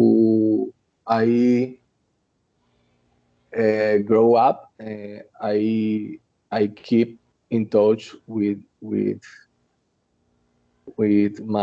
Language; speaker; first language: English; non-native, learner; Spanish